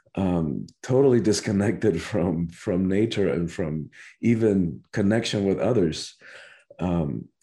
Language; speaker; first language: English; early bilingual, other home language; Spanish